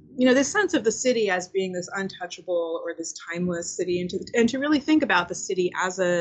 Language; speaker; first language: English; early bilingual, other home language; Spanish